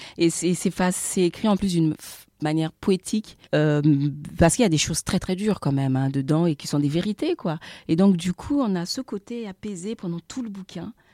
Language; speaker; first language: French; early bilingual, other home language; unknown